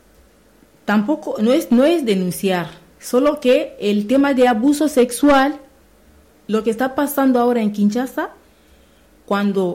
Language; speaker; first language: Spanish; non-native, learner; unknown